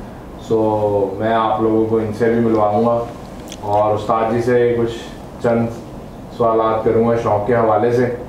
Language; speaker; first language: Hindi; native; Hindi